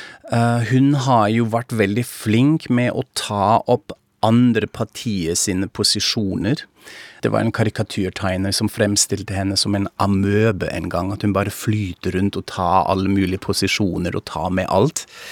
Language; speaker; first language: Norwegian; non-native, fluent; German